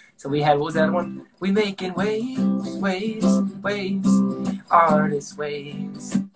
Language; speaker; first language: English; native; English